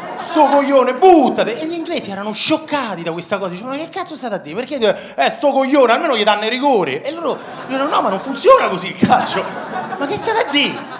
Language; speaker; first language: Italian; native; Italian